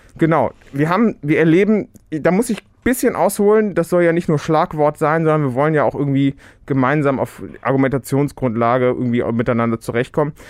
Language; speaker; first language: German; early bilingual, other home language; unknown